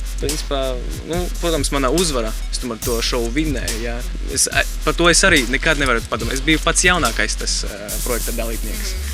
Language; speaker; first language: Latvian; non-native, local second language; Russian